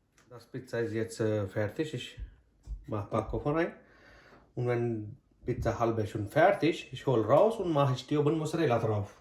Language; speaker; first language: German; non-native, learner; Urdu